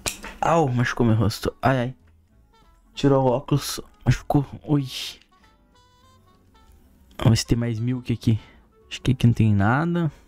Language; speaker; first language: Portuguese; native; Portuguese